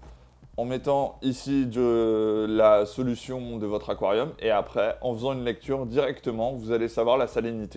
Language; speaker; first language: French; native; French